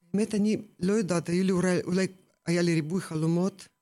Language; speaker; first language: Hebrew; non-native, fluent; Russian